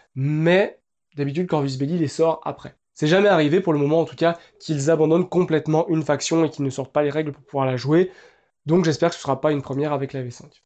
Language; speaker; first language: French; native; French